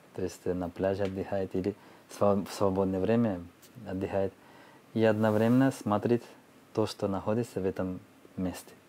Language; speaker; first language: Russian; non-native, fluent; Telugu